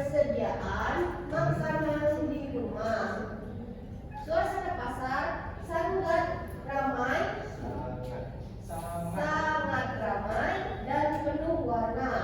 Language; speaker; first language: Indonesian; non-native, learner; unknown